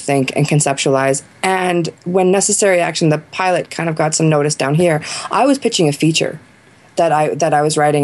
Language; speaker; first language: English; native; English